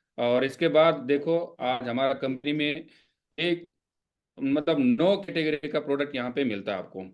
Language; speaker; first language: Hindi; non-native, local second language; Kannada